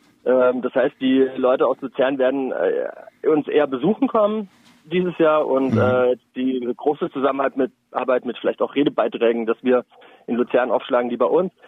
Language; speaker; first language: German; native; German